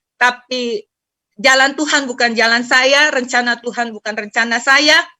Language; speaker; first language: Indonesian; native; Indonesian